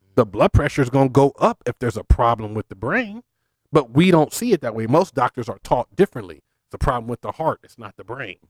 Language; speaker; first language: English; native; English